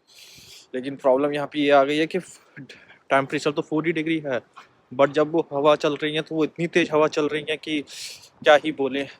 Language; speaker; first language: Hindi; native; Hindi